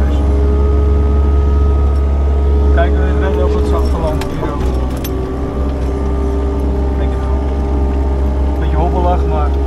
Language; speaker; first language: Dutch; native; Dutch